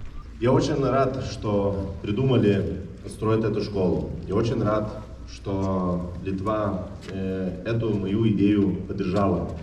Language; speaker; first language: Russian; non-native, learner; Lithuanian